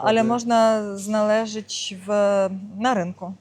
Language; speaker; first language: Polish; non-native, learner; Russian